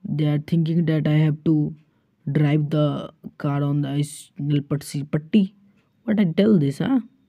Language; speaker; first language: Hindi; native; Hindi